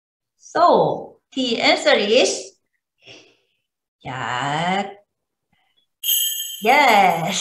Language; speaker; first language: English; non-native, learner; Korean